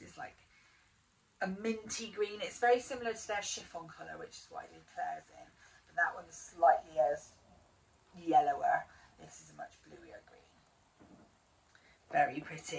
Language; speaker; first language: English; native; English